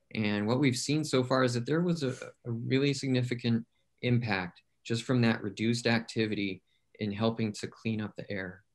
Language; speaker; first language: English; native; English